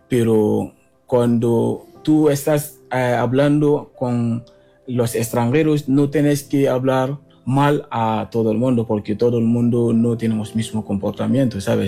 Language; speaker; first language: Spanish; non-native, learner; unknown